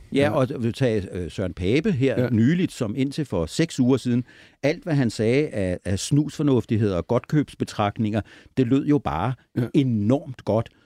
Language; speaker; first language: Danish; native; Danish